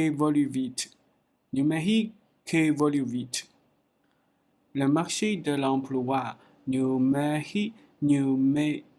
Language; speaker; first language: French; non-native, learner; Chinese